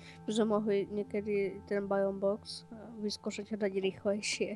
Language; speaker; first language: Czech; non-native, local second language; Slovak